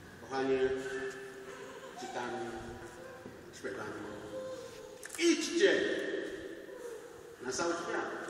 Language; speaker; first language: Polish; non-native, learner; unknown